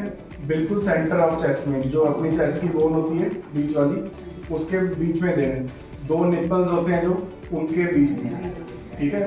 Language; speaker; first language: Hindi; native; Hindi